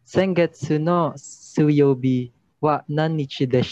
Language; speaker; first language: Japanese; non-native, learner; Filipino